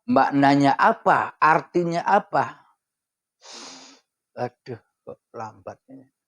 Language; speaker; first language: Indonesian; non-native, local second language; Javanese